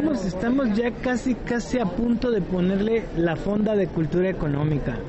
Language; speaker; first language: Spanish; native; Spanish